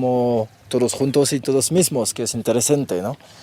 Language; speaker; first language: Spanish; non-native, learner; French